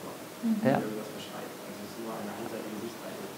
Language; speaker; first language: German; native; German